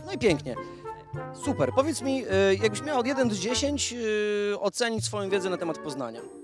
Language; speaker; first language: Polish; native; Polish